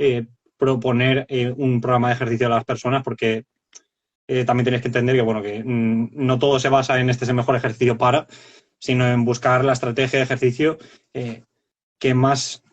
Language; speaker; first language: Spanish; native; Spanish